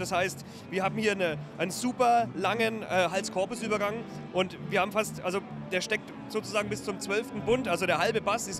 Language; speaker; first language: German; native; German